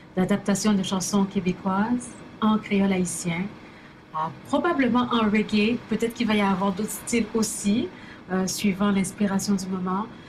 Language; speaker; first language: French; early bilingual, other home language; Haitian Creole